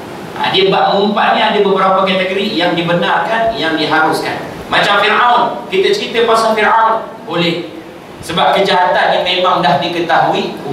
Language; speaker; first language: Malay; native; Malay